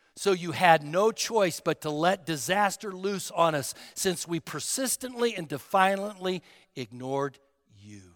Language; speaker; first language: English; native; English